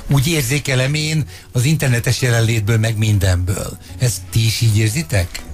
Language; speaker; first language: Hungarian; native; Hungarian